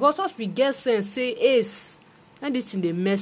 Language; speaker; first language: English; non-native, local second language; Yoruba